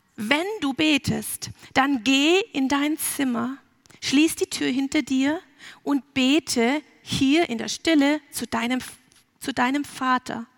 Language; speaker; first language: German; early bilingual, heritage; German